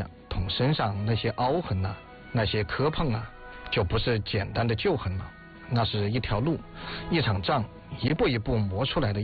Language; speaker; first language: Chinese; native; Chinese